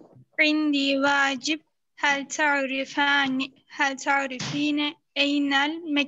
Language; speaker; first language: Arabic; non-native, learner; Turkish